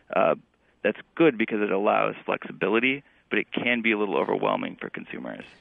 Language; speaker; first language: English; native; English